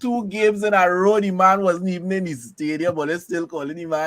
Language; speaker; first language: English; native; English